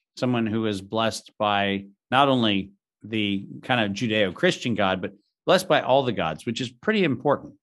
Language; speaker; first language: English; native; English